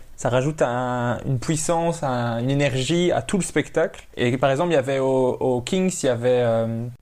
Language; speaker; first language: French; native; French